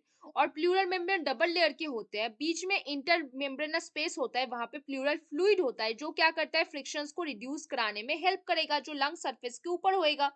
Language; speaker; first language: Hindi; native; Hindi